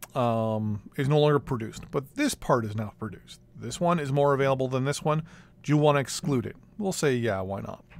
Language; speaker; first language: English; native; English